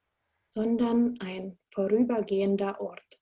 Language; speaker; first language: German; non-native, fluent; Indonesian